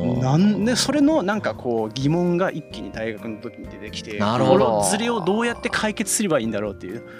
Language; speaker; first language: Japanese; early bilingual, other home language; Chinese